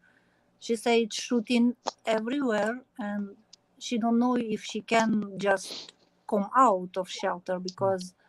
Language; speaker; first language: English; non-native, learner; Ukrainian